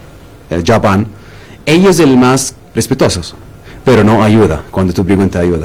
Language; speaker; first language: Spanish; non-native, learner; Arabic